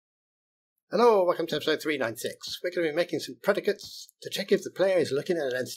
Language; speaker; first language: English; native; English